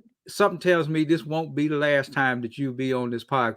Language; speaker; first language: English; native; English